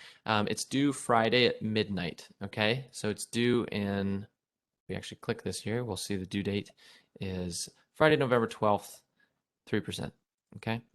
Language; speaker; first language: English; native; English